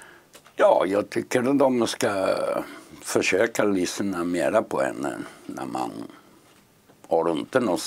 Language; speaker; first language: Swedish; non-native, fluent; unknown